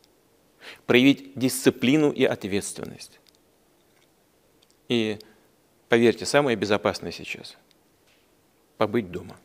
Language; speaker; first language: Russian; native; Russian